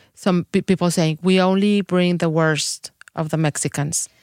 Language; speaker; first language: English; non-native, fluent; Spanish